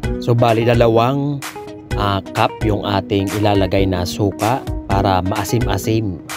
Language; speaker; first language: Filipino; non-native, local second language; Bikol